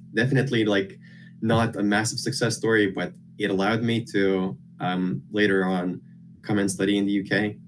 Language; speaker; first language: English; non-native, fluent; Lithuanian